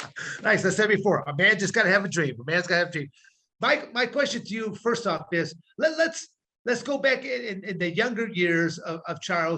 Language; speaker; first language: English; native; English